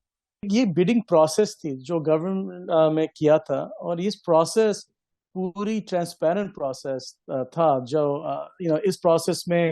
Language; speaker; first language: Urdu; early bilingual, heritage; English